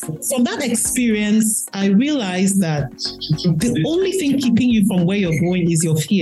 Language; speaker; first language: English; non-native, local second language; Igbo